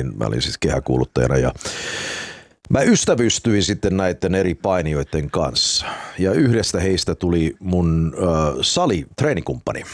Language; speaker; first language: Finnish; early bilingual, heritage; Finnish